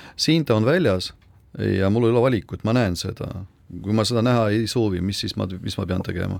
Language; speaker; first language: Estonian; non-native, local second language; Russian